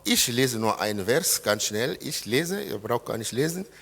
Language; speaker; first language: German; non-native, fluent; Lingala